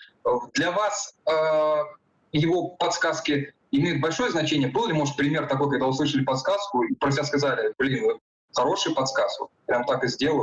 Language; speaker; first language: Russian; native; Russian